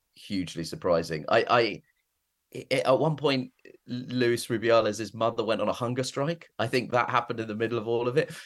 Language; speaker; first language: English; native; English